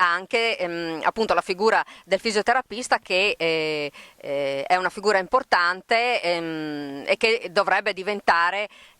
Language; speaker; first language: Italian; native; Italian